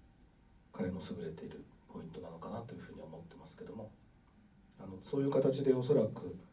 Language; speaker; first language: Japanese; native; Japanese